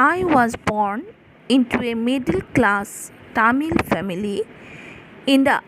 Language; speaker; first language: English; non-native, local second language; Assamese